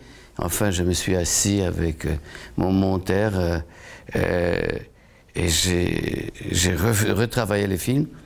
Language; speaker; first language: French; non-native, fluent; Polish